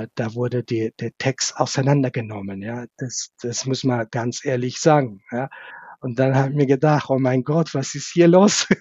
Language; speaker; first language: German; non-native, fluent; Kurdish